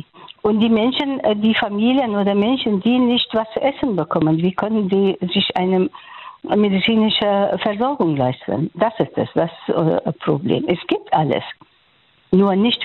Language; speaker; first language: German; non-native, fluent; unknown